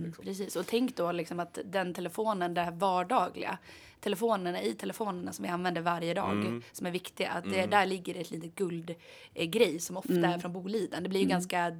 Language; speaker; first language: Swedish; native; Swedish